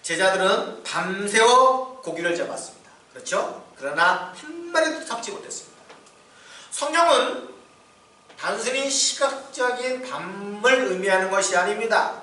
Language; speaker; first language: Korean; native; Korean